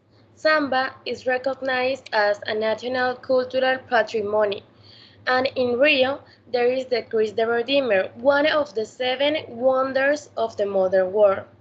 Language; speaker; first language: English; non-native, learner; Spanish